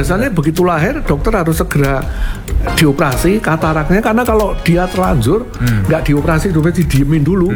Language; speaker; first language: Indonesian; native; Indonesian